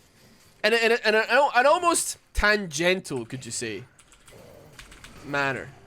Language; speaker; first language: English; native; English